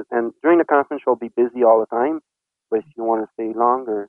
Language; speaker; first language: English; non-native, fluent; French